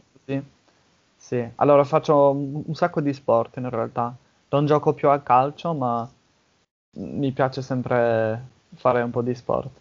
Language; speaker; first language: Italian; non-native, learner; English